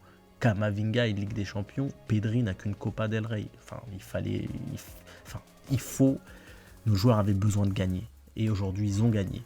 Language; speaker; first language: French; native; French